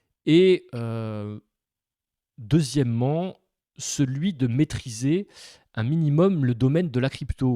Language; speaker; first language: French; native; French